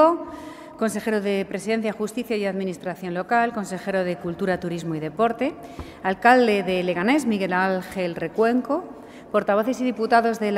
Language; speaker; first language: Spanish; native; Spanish